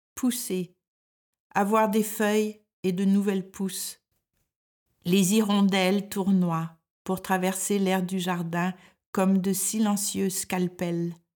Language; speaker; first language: French; native; French